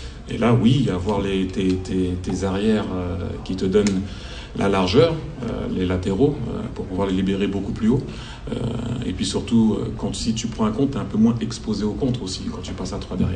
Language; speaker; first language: French; native; French